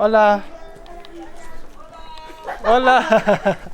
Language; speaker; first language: Spanish; non-native, learner; Swedish